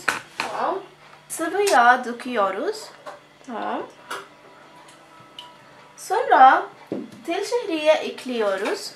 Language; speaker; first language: Turkish; non-native, learner; Arabic